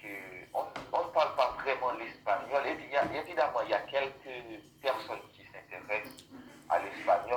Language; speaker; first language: French; non-native, local second language; Haitian Creole